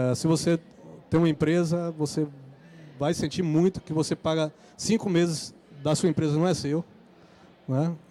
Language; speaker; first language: Portuguese; native; Portuguese